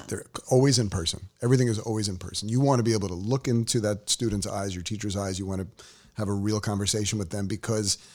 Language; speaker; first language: English; native; English